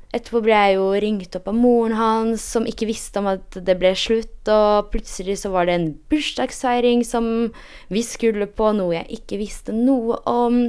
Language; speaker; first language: Norwegian; early bilingual, other home language; Polish